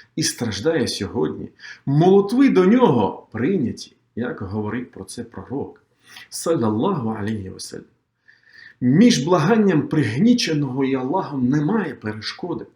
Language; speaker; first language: Ukrainian; non-native, local second language; Crimean Tatar